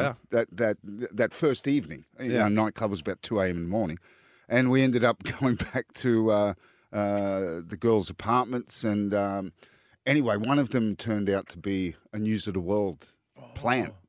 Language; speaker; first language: English; native; English